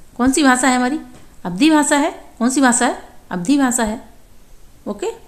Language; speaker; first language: Hindi; native; Hindi